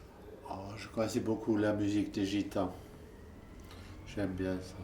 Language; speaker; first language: French; non-native, fluent; German